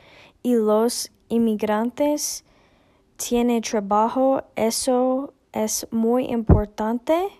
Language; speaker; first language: Spanish; non-native, learner; English